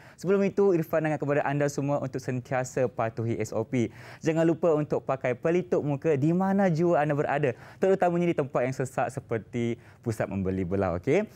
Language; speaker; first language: Malay; native; Malay